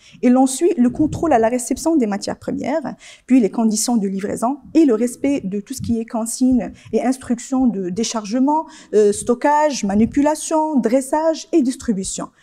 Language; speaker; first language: French; non-native, local second language; Arabic